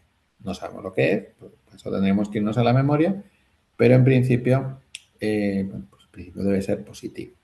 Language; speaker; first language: Spanish; native; Spanish